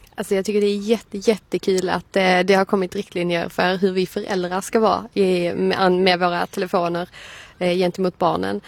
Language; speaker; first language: Swedish; native; Swedish